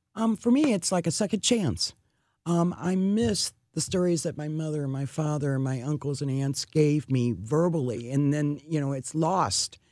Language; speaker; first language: English; native; English